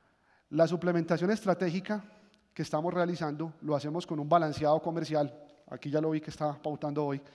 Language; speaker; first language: Spanish; native; Spanish